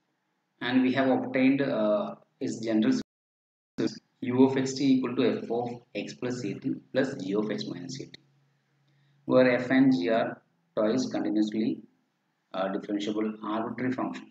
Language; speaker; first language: English; non-native, local second language; Malayalam